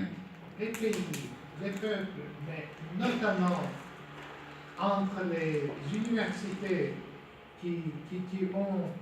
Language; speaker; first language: French; non-native, fluent; Turkish